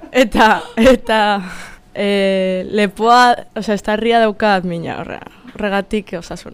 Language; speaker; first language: Basque; non-native, learner; Spanish